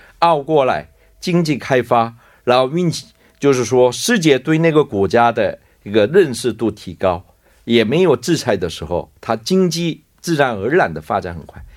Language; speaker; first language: Chinese; non-native, fluent; Korean